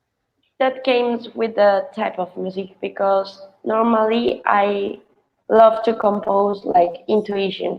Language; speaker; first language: English; non-native, fluent; Spanish